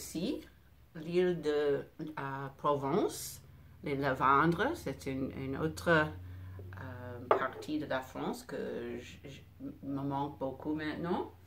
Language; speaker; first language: French; non-native, fluent; English